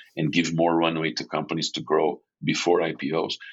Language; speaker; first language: English; non-native, fluent; Portuguese